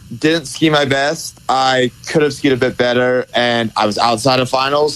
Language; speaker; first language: English; native; English